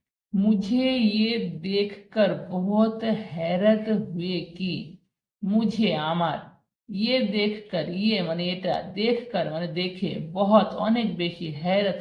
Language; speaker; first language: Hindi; non-native, fluent; Bangla